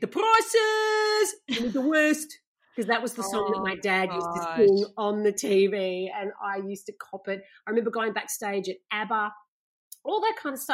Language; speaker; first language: English; native; English